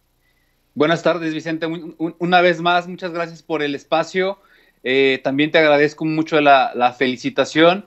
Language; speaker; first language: Spanish; native; Spanish